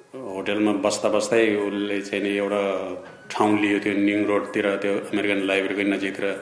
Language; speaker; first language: Nepali; non-native, local second language; Eastern Tamang